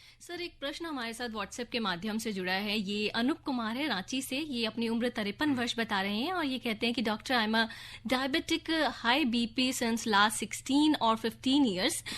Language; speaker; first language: Hindi; native; Hindi